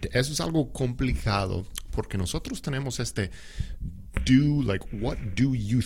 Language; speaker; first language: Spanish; non-native, fluent; English